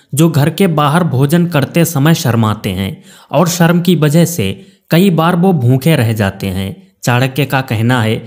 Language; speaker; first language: Hindi; native; Hindi